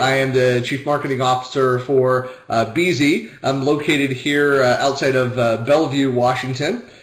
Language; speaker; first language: English; native; English